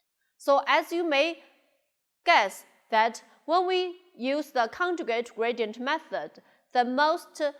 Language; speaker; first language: English; non-native, local second language; Chinese